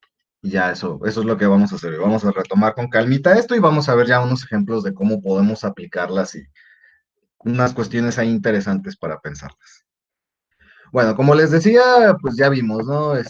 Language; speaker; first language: Spanish; native; Spanish